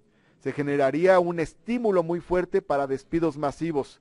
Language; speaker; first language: Spanish; native; Spanish